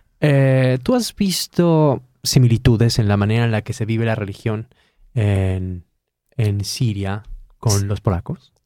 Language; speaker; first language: Spanish; native; Spanish